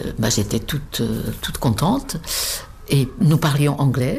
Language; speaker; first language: French; non-native, fluent; Czech